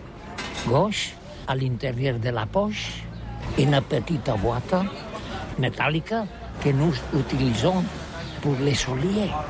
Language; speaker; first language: French; non-native, learner; Catalan